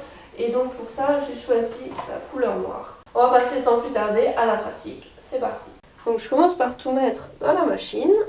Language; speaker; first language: French; native; French